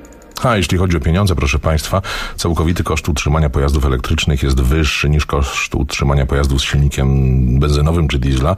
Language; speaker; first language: Polish; native; Polish